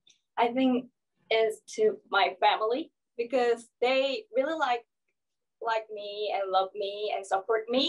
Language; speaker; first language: English; non-native, learner; Korean